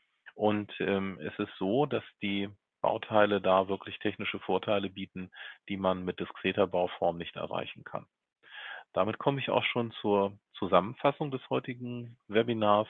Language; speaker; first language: German; native; German